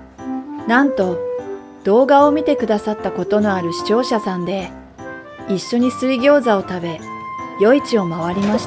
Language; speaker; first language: Japanese; native; Japanese